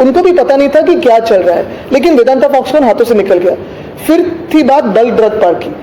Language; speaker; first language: Hindi; non-native, local second language; Marathi